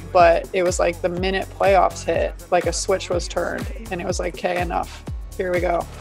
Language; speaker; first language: English; native; English